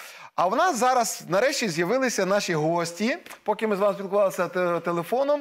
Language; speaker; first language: Ukrainian; native; Ukrainian